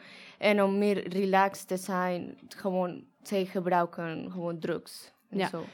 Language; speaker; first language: Dutch; non-native, learner; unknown